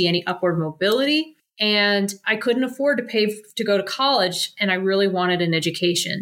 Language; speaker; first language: English; native; English